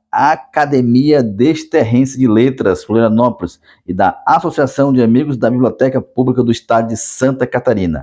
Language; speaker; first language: Portuguese; native; Portuguese